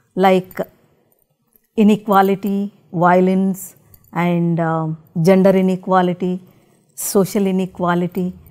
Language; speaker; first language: English; non-native, local second language; Telugu